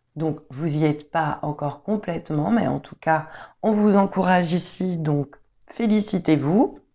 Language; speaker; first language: French; native; French